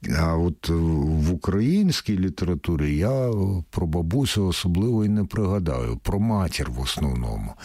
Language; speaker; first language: Ukrainian; native; Ukrainian